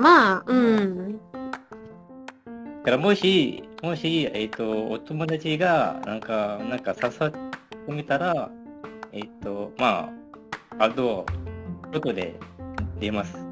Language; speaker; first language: Japanese; non-native, learner; Malay